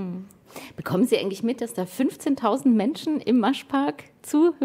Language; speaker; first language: German; native; German